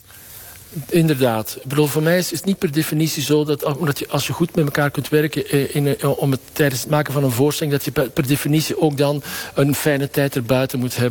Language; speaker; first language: Dutch; native; Dutch